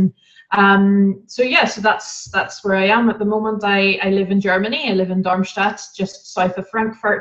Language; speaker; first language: English; native; English